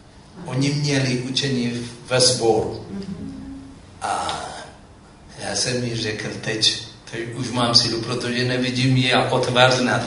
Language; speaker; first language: Czech; non-native, fluent; Amharic